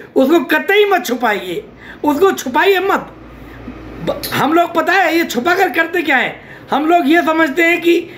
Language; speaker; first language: Hindi; native; Hindi